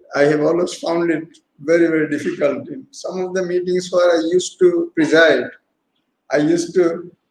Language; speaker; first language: English; non-native, local second language; Bangla